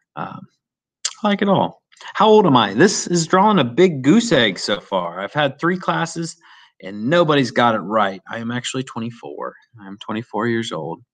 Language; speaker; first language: English; native; English